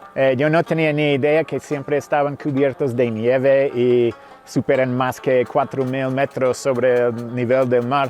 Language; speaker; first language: Spanish; non-native, fluent; English